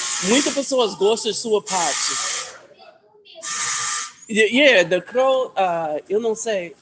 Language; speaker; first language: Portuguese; non-native, learner; English